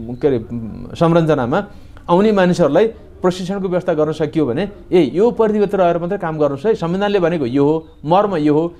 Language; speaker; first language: Nepali; native; Nepali